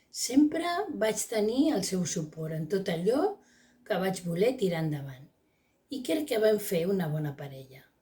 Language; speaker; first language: Catalan; non-native, local second language; Spanish